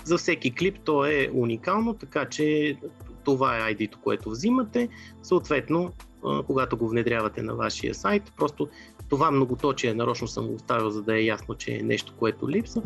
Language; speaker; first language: Bulgarian; native; Bulgarian